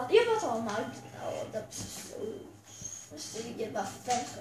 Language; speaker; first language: Swedish; early bilingual, other home language; Albanian